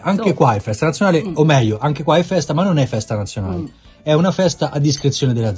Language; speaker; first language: Italian; native; Italian